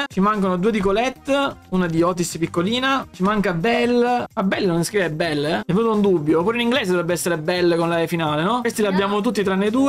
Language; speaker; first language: Italian; native; Italian